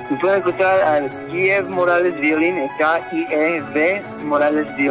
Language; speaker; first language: Spanish; early bilingual, heritage; Spanish